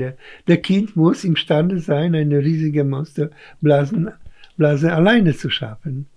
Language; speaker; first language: German; non-native, fluent; Polish